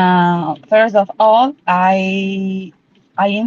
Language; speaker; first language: English; non-native, learner; Spanish